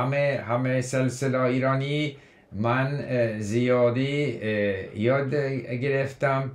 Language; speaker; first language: Persian; non-native, learner; English